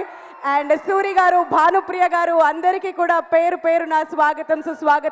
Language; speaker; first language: Telugu; native; Telugu